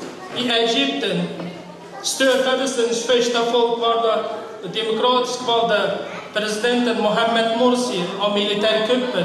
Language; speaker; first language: Swedish; non-native, fluent; Uyghur